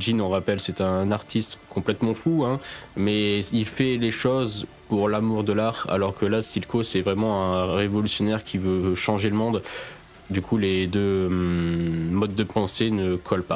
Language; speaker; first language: French; native; French